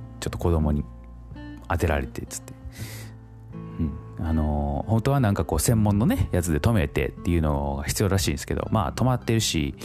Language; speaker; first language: Japanese; native; Japanese